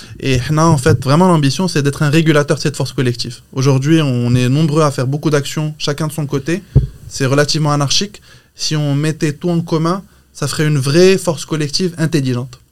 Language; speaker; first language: French; non-native, local second language; Arabic